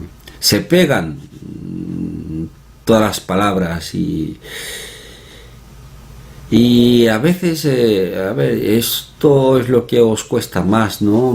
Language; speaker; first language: Spanish; non-native, fluent; Korean